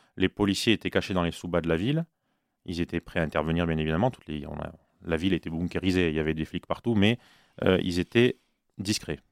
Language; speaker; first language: French; native; French